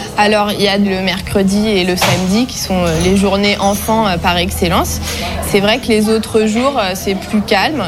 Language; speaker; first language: French; native; French